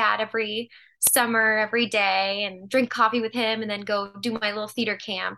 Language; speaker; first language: English; native; English